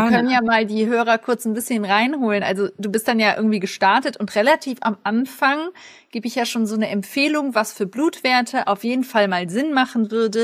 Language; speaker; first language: German; native; German